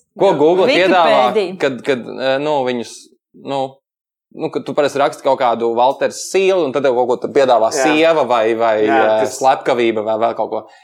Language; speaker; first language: Latvian; native; Latvian